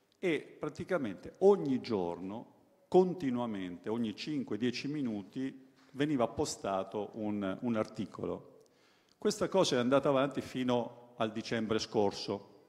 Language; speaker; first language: Italian; native; Italian